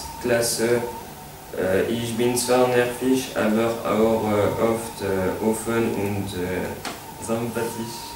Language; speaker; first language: German; non-native, learner; French